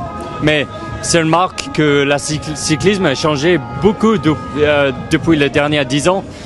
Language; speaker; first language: French; non-native, fluent; English